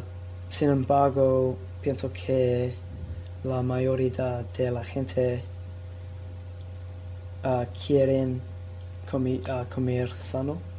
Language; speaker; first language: Spanish; non-native, learner; English